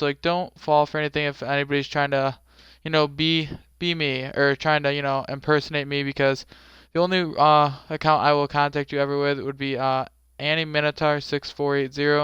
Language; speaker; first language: English; native; English